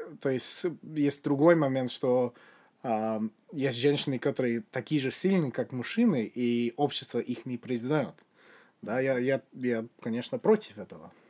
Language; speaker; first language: Russian; non-native, fluent; English